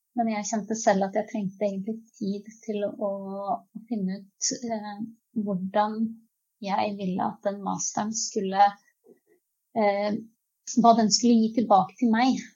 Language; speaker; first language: Norwegian; early bilingual, other home language; Czech